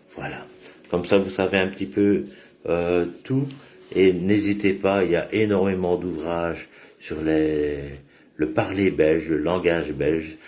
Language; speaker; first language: French; native; French